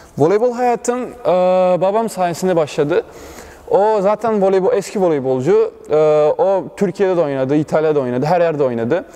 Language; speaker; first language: Turkish; early bilingual, other home language; Bosnian